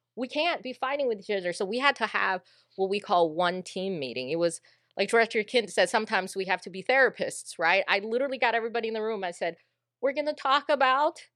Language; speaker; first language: English; native; English